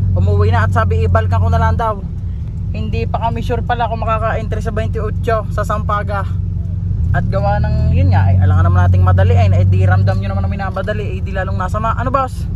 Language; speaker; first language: Filipino; native; Filipino